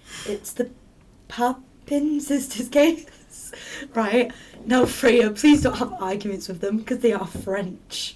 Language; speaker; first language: English; native; English